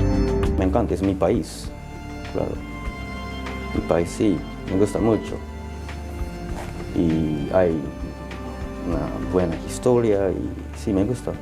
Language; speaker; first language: Spanish; non-native, learner; Japanese